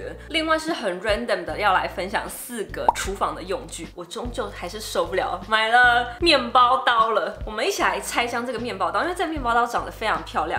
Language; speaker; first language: Chinese; native; Chinese